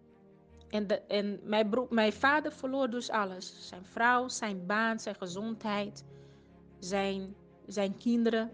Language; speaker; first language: Dutch; non-native, fluent; Portuguese